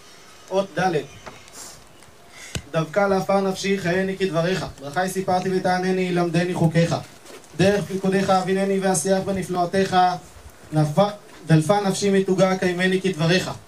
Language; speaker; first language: Hebrew; native; Hebrew